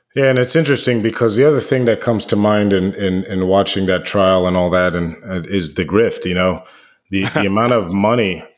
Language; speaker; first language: English; native; English